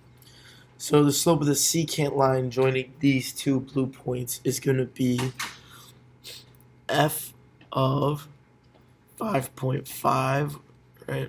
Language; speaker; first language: English; native; English